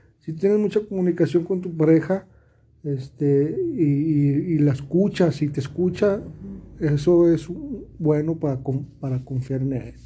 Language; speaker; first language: Spanish; native; Spanish